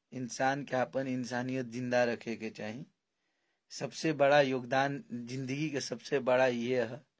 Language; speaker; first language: Hindi; native; Hindi